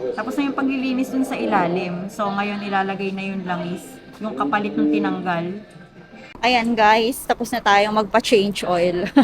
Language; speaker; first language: Filipino; native; Filipino